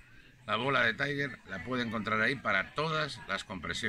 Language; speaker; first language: Spanish; native; Spanish